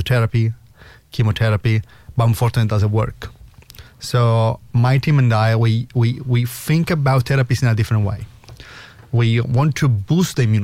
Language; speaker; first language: English; non-native, fluent; Italian